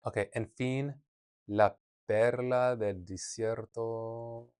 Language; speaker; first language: Spanish; non-native, learner; English